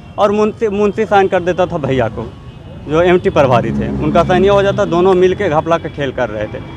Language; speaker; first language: Hindi; native; Hindi